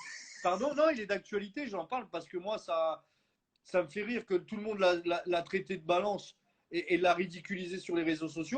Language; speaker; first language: French; native; French